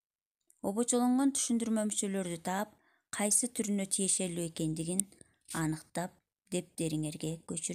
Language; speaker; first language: Kyrgyz; native; Kyrgyz